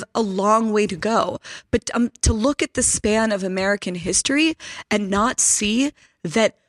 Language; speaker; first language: English; native; English